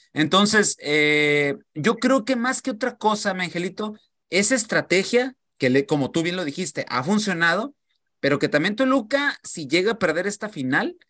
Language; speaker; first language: Spanish; native; Spanish